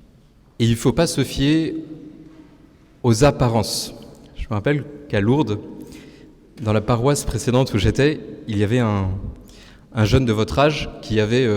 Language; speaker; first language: French; native; French